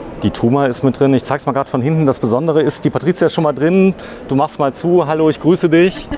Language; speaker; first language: German; native; German